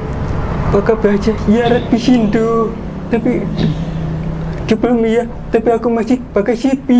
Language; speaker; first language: Indonesian; non-native, local second language; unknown